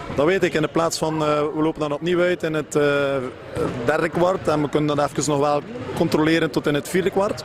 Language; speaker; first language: Dutch; non-native, local second language; French